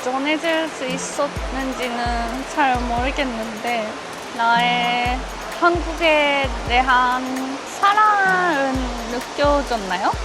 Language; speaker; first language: Korean; non-native, fluent; Japanese